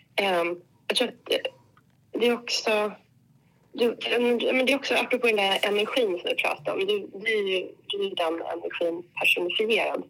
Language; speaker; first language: Swedish; native; Swedish